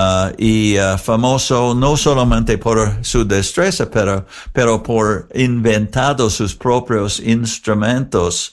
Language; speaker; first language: Spanish; non-native, learner; English